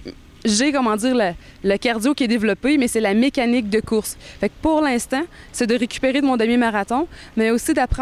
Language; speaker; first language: French; native; French